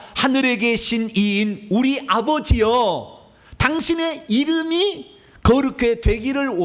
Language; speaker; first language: Korean; native; Korean